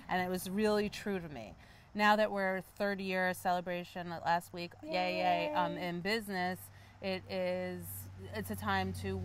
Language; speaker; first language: English; native; English